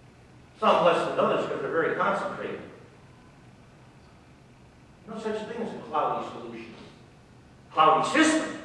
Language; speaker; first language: English; native; English